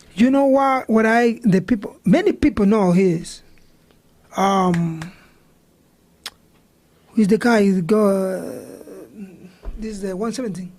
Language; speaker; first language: English; non-native, learner; Spanish